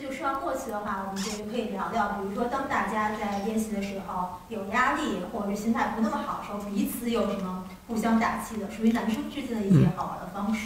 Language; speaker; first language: Chinese; native; Chinese